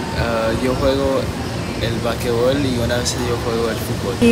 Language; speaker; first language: Spanish; early bilingual, heritage; Spanish